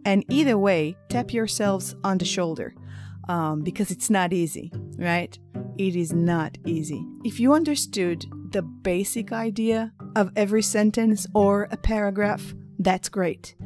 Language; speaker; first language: English; non-native, fluent; Hebrew